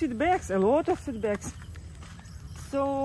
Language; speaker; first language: English; non-native, learner; Russian